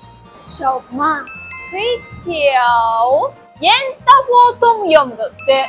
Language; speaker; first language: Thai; non-native, fluent; Japanese